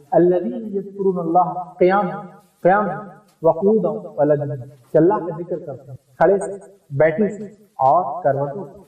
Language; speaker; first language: Urdu; native; Urdu